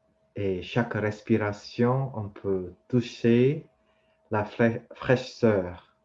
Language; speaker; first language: French; non-native, fluent; Vietnamese